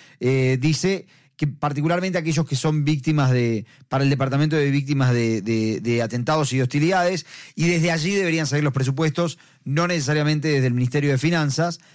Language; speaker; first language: Spanish; native; Spanish